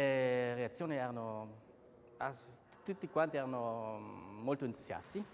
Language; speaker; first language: Italian; non-native, local second language; German